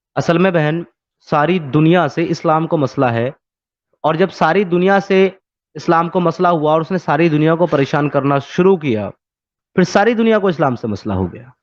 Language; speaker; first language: Urdu; native; Urdu